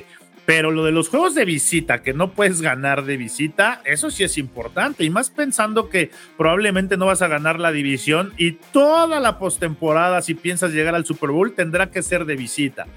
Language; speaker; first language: Spanish; native; Spanish